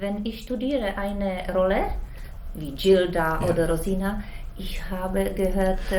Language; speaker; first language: German; non-native, learner; Czech